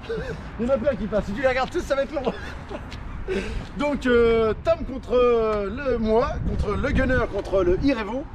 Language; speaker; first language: French; native; French